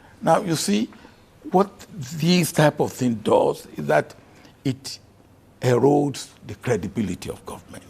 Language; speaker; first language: English; non-native, local second language; Yoruba